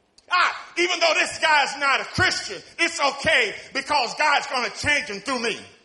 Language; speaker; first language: English; native; English